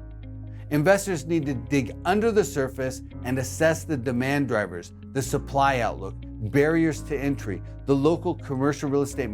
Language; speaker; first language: English; native; English